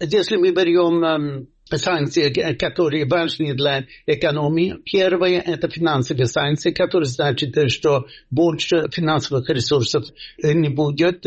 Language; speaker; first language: Russian; non-native, fluent; Swedish